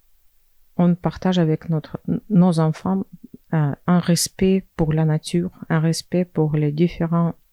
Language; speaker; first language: French; non-native, fluent; Russian